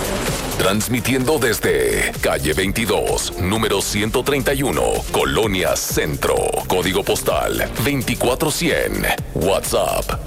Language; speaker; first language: Spanish; native; Spanish